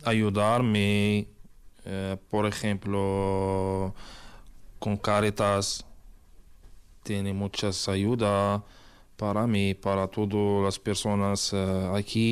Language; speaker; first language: Spanish; non-native, learner; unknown